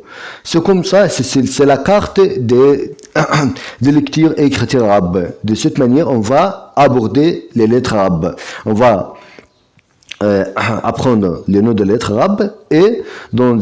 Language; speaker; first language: French; non-native, fluent; Arabic